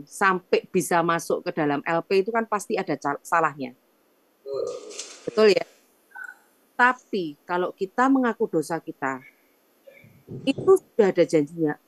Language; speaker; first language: Indonesian; native; Indonesian